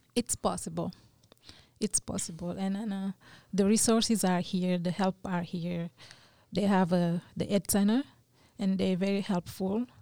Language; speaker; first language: English; non-native, fluent; French